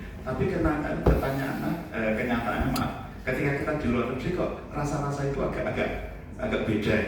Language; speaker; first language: Indonesian; native; Indonesian